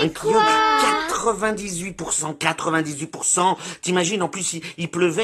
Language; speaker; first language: French; native; French